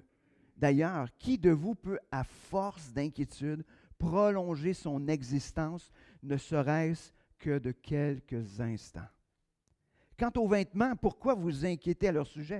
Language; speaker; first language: French; native; French